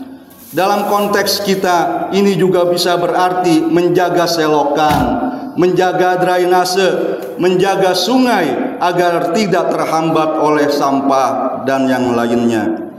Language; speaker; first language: Indonesian; native; Indonesian